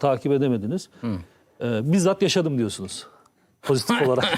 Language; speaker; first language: Turkish; native; Turkish